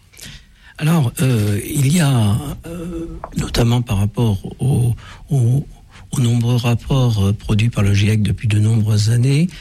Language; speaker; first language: French; native; French